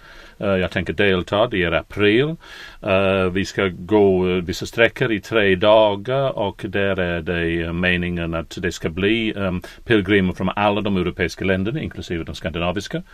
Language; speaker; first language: Swedish; non-native, fluent; English